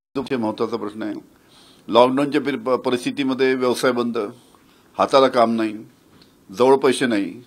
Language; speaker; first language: Marathi; native; Marathi